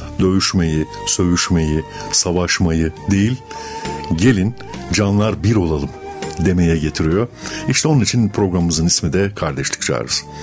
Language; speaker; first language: Turkish; native; Turkish